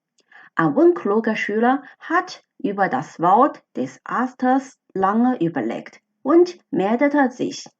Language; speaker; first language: German; non-native, fluent; Chinese